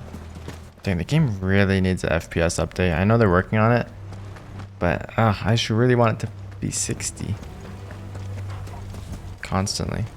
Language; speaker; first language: English; native; English